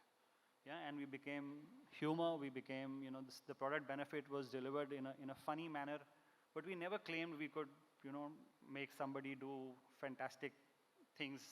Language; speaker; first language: English; non-native, local second language; Hindi